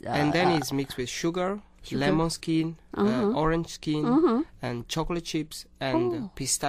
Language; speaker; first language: English; non-native, learner; Italian